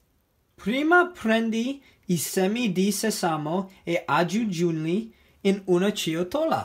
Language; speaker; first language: Italian; non-native, learner; English